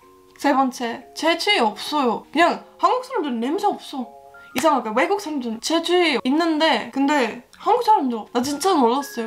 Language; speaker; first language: Korean; non-native, fluent; Estonian